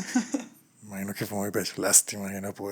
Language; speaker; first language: Spanish; native; Spanish